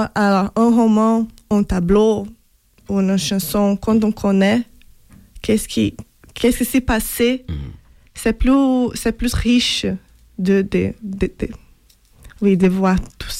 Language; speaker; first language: French; non-native, fluent; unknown